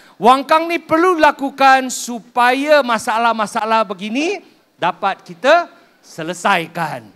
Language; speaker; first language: Malay; non-native, local second language; Min Nan Chinese